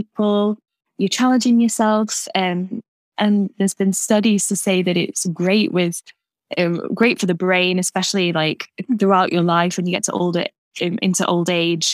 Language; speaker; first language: English; native; English